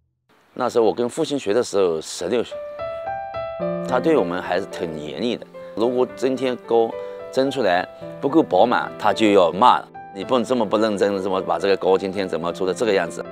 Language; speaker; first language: Chinese; native; Chinese